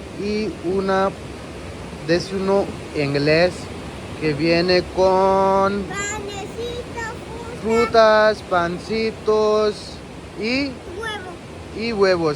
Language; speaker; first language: Spanish; non-native, learner; Hindi